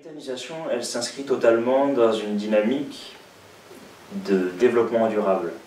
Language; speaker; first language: French; native; French